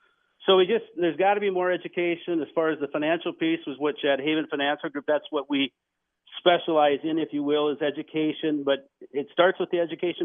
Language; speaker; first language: English; native; English